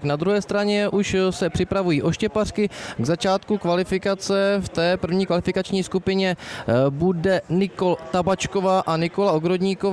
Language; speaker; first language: Czech; native; Czech